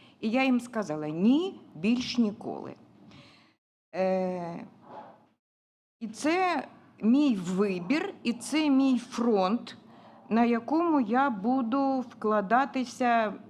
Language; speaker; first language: Ukrainian; non-native, local second language; Russian